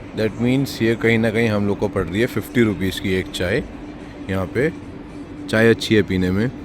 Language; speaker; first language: Hindi; native; Hindi